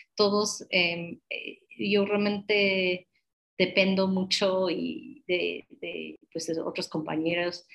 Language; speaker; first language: Spanish; non-native, fluent; English